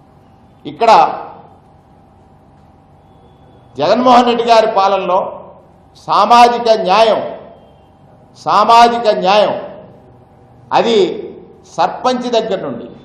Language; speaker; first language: Telugu; native; Telugu